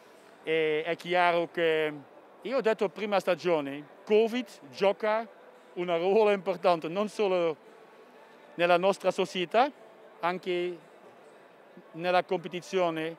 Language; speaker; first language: Italian; non-native, fluent; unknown